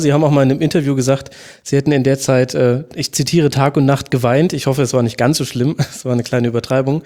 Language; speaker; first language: German; native; German